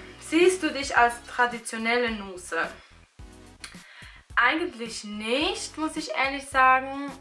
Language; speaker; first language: German; early bilingual, other home language; Albanian